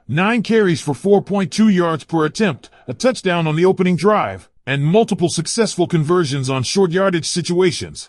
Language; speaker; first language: English; native; English